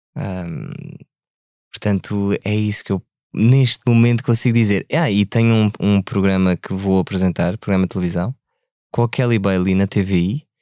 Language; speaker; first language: Portuguese; early bilingual, other home language; French